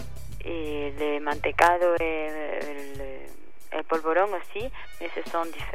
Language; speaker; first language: French; non-native, learner; Spanish